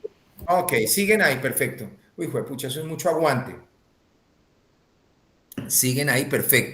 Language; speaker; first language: Spanish; native; Spanish